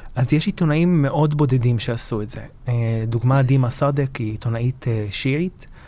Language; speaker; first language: Hebrew; early bilingual, other home language; Arabic